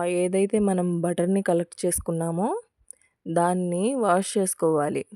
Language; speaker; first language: Telugu; non-native, local second language; Urdu